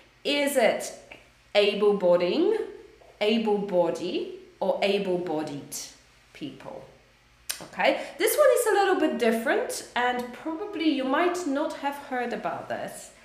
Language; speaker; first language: English; non-native, fluent; Polish